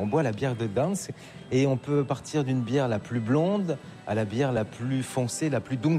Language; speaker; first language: French; native; French